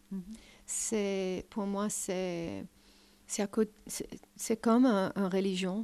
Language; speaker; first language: French; non-native, learner; English